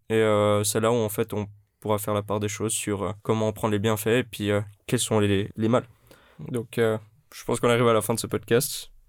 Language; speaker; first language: French; native; French